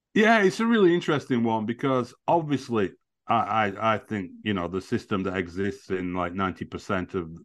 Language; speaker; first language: English; native; English